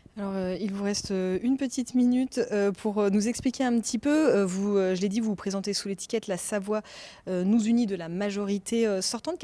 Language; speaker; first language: French; native; French